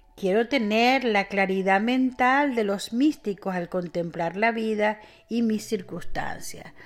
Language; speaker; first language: Spanish; native; Spanish